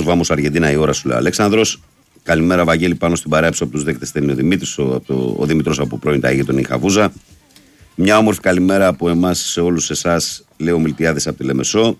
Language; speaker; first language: Greek; native; Greek